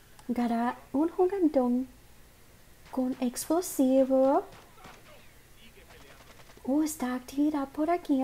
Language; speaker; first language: Spanish; non-native, learner; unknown